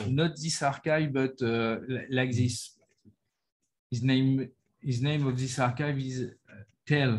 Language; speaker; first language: English; non-native, learner; French